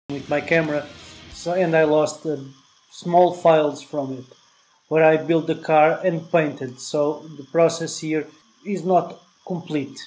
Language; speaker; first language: English; non-native, learner; Portuguese